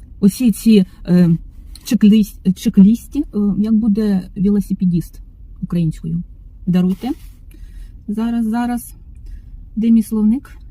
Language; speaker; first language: Ukrainian; non-native, local second language; Russian